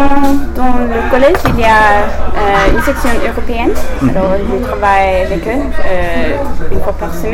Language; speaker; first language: French; non-native, learner; English